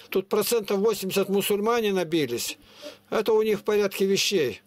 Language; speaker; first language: Russian; native; Russian